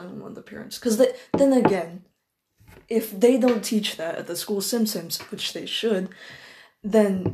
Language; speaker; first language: English; non-native, local second language; Filipino